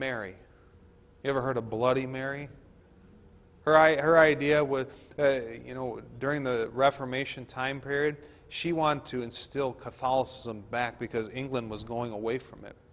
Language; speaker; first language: English; native; English